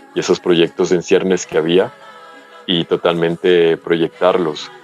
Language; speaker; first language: Spanish; early bilingual, heritage; Spanish